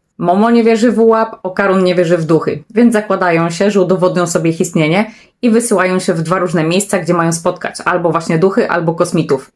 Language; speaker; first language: Polish; native; Polish